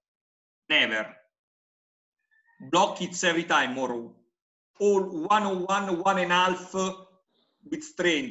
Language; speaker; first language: English; non-native, fluent; Italian